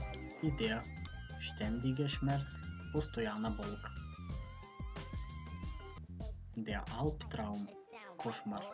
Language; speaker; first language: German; non-native, fluent; Macedonian